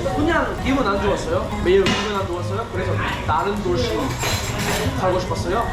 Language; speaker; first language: Korean; non-native, learner; English